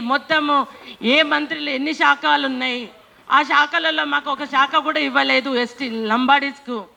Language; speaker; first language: Telugu; non-native, local second language; Lambadi